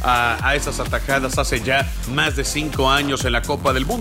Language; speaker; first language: Spanish; native; Spanish